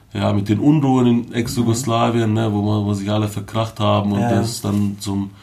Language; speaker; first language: German; early bilingual, other home language; Bosnian